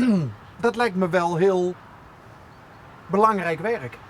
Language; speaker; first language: Dutch; native; Dutch